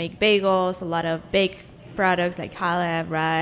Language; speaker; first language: English; non-native, fluent; Spanish